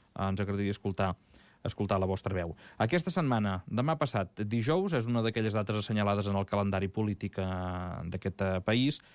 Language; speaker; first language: Catalan; native; Catalan